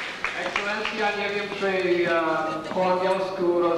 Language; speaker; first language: Polish; early bilingual, heritage; English